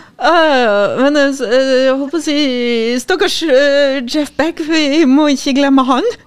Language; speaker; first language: Norwegian; native; Norwegian